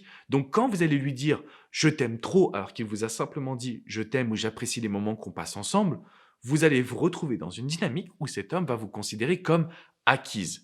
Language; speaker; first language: French; native; French